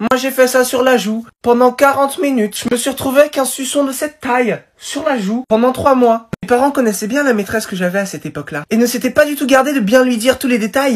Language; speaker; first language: French; native; French